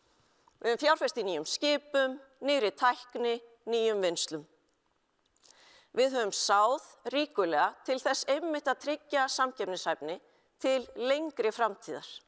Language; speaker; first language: Icelandic; native; Icelandic